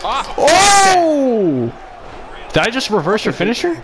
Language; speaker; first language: English; native; English